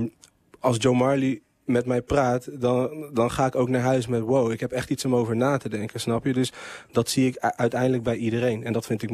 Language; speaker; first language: Dutch; native; Dutch